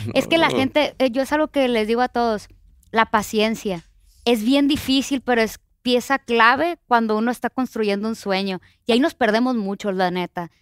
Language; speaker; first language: Spanish; native; Spanish